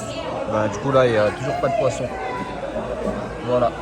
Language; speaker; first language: French; native; French